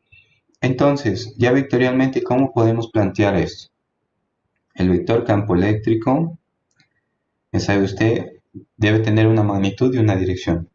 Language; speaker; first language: Spanish; native; Spanish